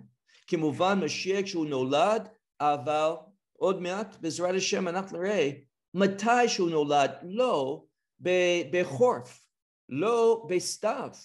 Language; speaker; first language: Hebrew; non-native, fluent; English